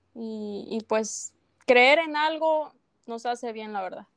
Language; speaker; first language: Spanish; native; Spanish